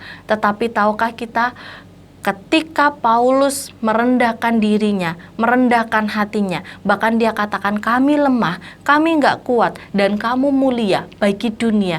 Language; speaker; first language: Indonesian; native; Indonesian